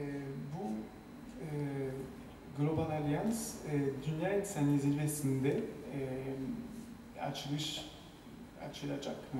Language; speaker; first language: Turkish; non-native, fluent; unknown